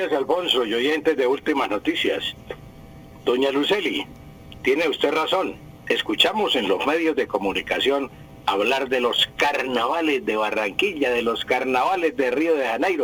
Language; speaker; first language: Spanish; native; Spanish